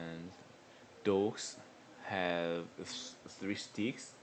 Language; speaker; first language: English; non-native, learner; Korean